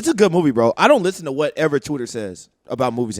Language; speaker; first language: English; native; English